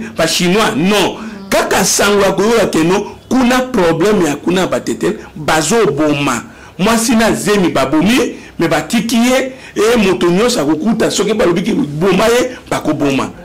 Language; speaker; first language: Lingala; non-native, local second language; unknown